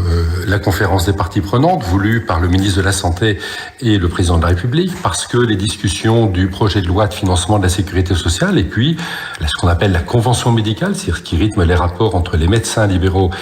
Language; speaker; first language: French; native; French